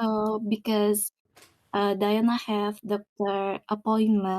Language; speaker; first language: English; non-native, learner; Indonesian